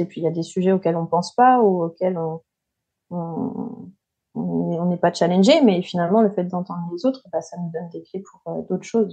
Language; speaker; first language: French; native; French